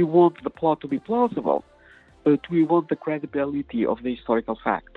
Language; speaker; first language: English; non-native, fluent; Portuguese